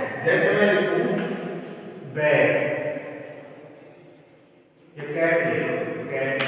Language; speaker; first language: Hindi; native; Hindi